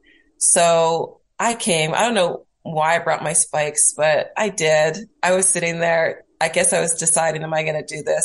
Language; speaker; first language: English; native; English